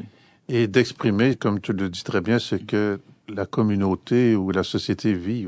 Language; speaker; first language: French; native; French